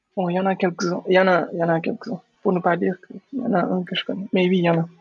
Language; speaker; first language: French; non-native, local second language; Wolof